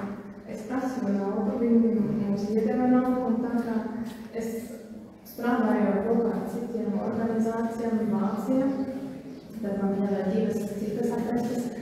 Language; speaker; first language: Latvian; non-native, learner; German